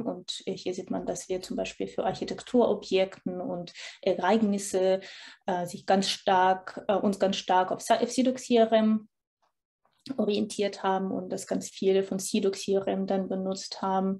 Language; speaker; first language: German; non-native, fluent; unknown